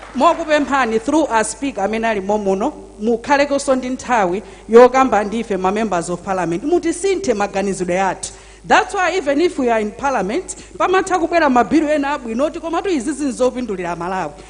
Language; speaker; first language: Nyanja; native; Nyanja